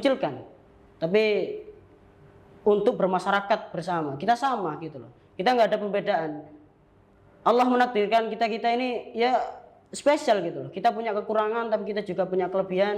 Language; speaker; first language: Indonesian; non-native, local second language; Javanese